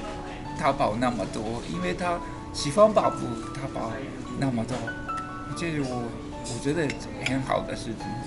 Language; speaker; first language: Chinese; non-native, learner; Japanese